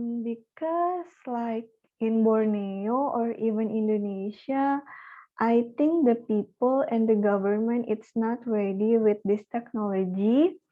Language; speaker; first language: English; non-native, learner; Indonesian